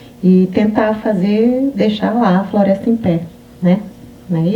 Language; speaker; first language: Portuguese; native; Portuguese